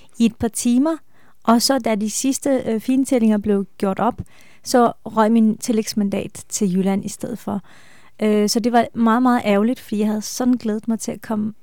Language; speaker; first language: Danish; early bilingual, other home language; Turkish